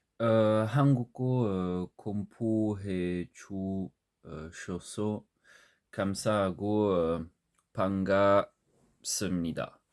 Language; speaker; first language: Korean; non-native, learner; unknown